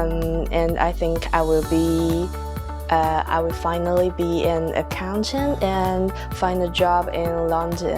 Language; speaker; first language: English; non-native, fluent; Chinese